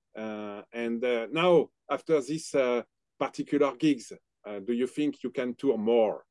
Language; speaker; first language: English; non-native, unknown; French